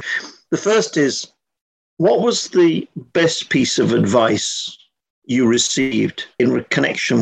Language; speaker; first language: English; native; English